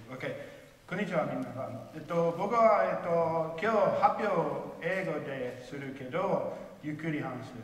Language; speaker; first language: Japanese; non-native, learner; English